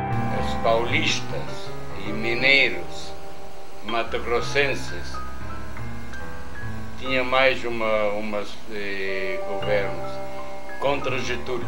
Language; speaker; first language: Portuguese; non-native, fluent; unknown